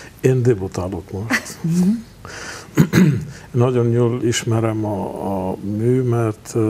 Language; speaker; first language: Hungarian; non-native, local second language; Romanian